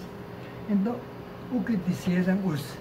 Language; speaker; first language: Portuguese; non-native, fluent; German